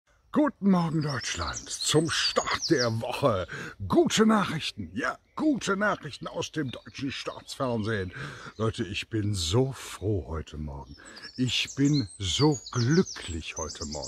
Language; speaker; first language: German; native; German